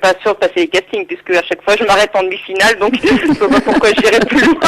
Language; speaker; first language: French; native; French